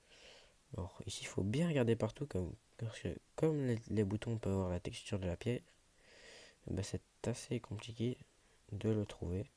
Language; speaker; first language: French; native; French